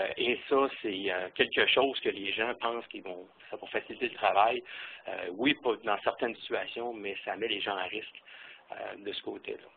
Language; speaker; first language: French; native; French